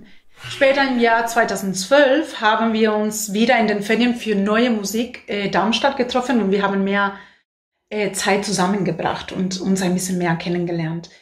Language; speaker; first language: German; non-native, fluent; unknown